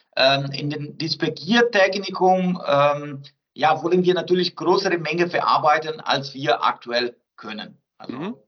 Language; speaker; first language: German; non-native, fluent; Portuguese